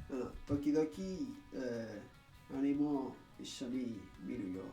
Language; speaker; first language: Japanese; non-native, learner; Spanish